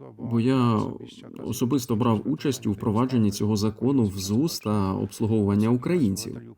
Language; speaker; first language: Ukrainian; non-native, fluent; Polish